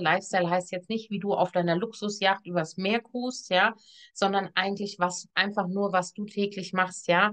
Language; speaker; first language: German; native; German